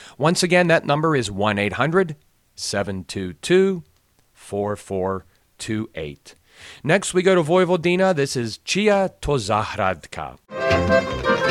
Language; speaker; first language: English; native; English